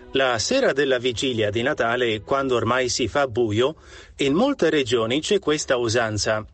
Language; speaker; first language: Italian; non-native, fluent; Romanian